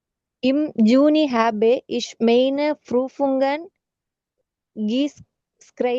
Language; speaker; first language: German; non-native, learner; Tamil